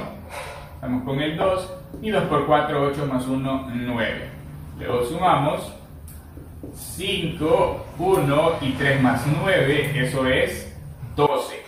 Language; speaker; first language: Spanish; native; Spanish